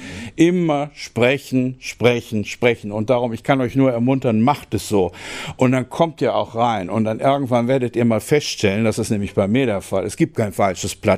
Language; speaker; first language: German; native; German